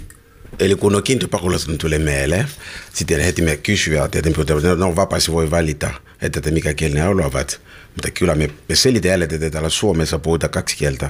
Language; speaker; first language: Finnish; non-native, learner; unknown